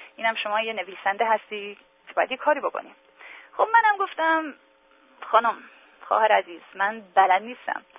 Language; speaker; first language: Persian; early bilingual, heritage; English